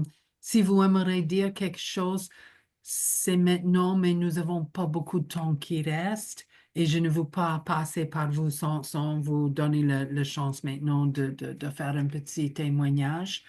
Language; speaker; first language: French; non-native, local second language; English